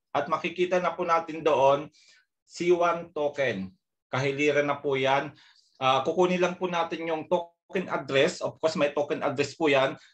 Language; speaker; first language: Filipino; native; Filipino